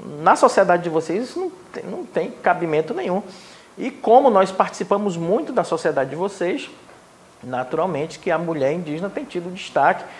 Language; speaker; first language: Portuguese; non-native, local second language; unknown